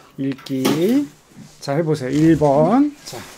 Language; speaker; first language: Korean; native; Korean